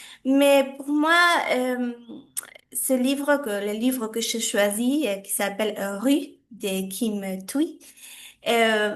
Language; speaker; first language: French; non-native, fluent; Spanish